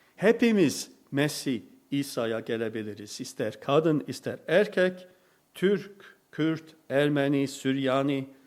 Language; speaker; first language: Turkish; non-native, fluent; English